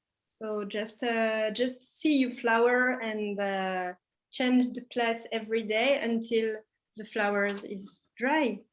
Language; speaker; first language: English; non-native, learner; French